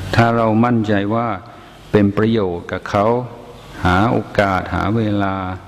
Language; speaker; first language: Thai; non-native, fluent; English